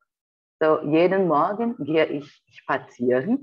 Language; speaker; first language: German; non-native, fluent; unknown